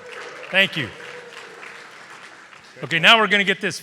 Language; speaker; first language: English; native; English